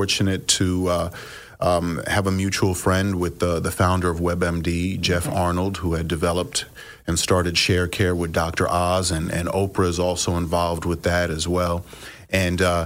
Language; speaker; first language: English; early bilingual, other home language; Russian